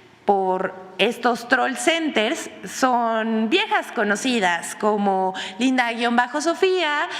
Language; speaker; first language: Spanish; native; Spanish